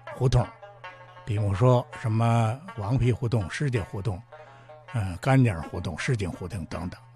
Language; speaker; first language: Chinese; native; Chinese